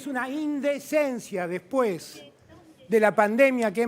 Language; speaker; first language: Spanish; native; Spanish